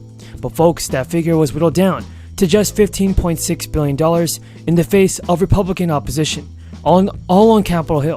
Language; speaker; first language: English; native; English